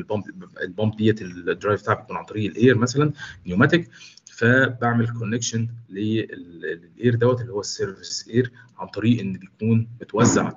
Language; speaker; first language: Arabic; native; Arabic